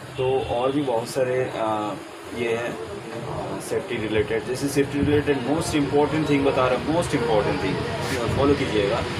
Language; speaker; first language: Hindi; native; Hindi